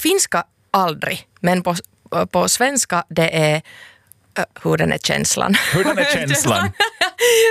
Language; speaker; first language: Swedish; non-native, local second language; Finnish